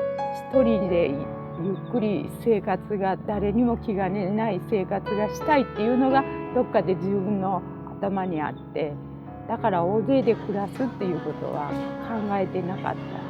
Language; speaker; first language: Japanese; native; Japanese